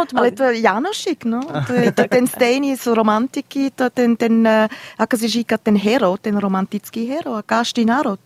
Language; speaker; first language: Czech; non-native, learner; German